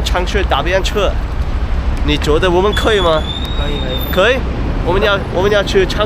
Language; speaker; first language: Chinese; non-native, learner; English